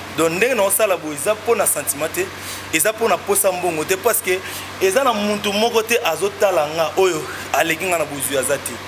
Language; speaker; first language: Lingala; non-native, local second language; Kongo